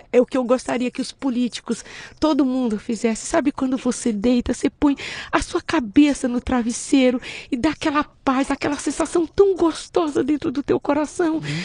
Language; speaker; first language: Portuguese; native; Portuguese